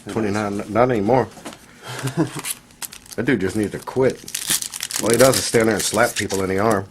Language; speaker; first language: English; native; English